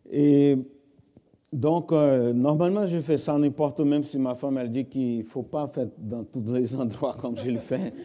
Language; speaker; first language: French; non-native, fluent; Portuguese